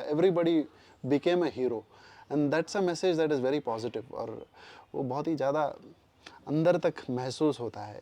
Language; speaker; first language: Hindi; non-native, local second language; Malayalam